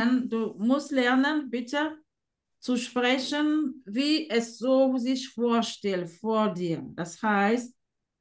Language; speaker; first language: German; non-native, fluent; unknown